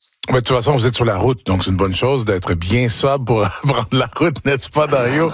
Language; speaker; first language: French; native; French